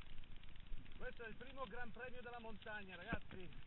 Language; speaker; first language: Italian; native; Italian